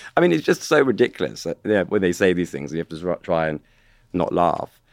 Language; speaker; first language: English; native; English